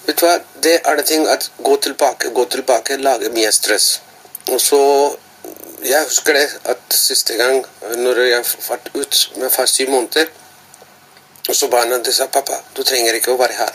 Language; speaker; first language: Norwegian; non-native, learner; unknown